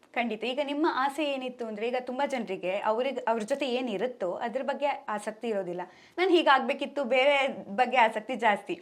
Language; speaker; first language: Kannada; native; Kannada